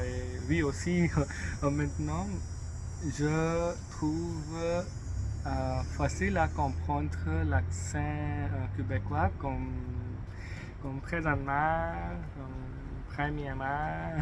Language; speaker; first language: French; non-native, learner; English